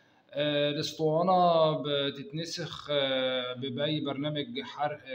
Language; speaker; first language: Arabic; native; Arabic